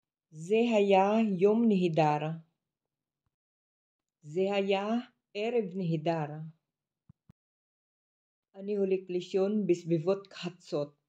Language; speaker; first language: Hebrew; non-native, fluent; Filipino